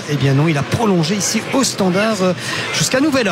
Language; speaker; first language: French; native; French